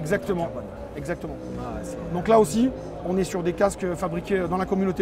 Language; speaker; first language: French; native; French